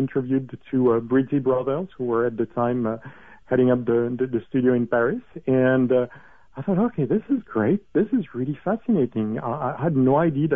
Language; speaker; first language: English; non-native, fluent; French